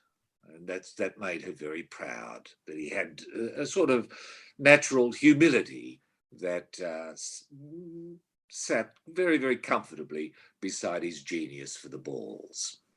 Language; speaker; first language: English; native; English